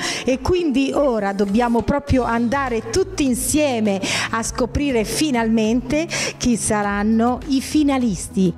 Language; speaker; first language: Italian; native; Italian